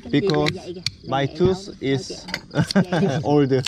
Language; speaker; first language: English; non-native, learner; Korean